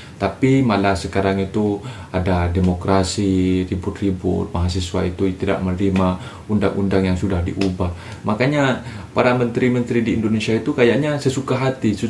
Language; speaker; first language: Indonesian; native; Indonesian